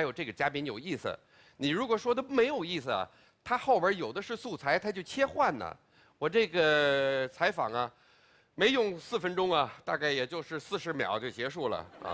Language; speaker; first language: Chinese; non-native, fluent; English